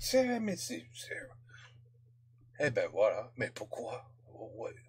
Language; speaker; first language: French; non-native, learner; English